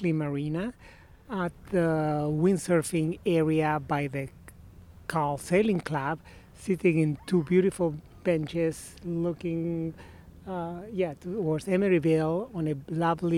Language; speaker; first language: English; non-native, fluent; Spanish